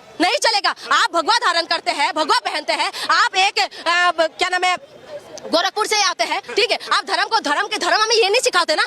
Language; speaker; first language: Hindi; non-native, local second language; Assamese